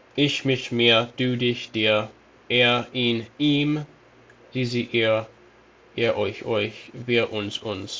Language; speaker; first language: German; non-native, learner; English